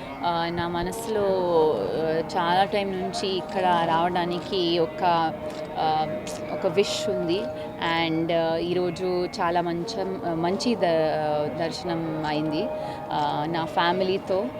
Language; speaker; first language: Telugu; non-native, fluent; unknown